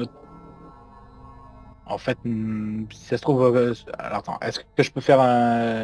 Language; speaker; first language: French; native; French